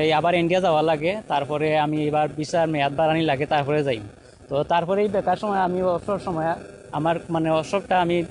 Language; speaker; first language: Bangla; native; Bangla